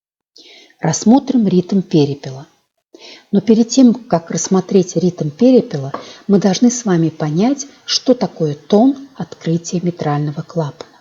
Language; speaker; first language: Russian; native; Russian